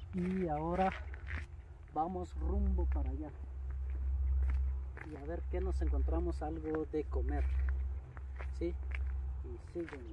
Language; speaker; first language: Spanish; native; Spanish